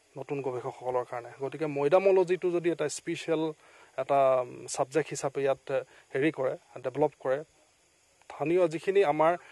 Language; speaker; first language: Assamese; native; Assamese